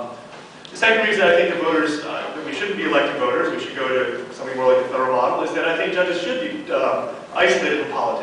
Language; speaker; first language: English; native; English